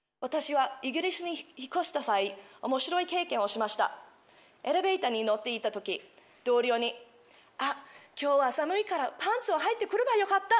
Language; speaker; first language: Japanese; non-native, fluent; English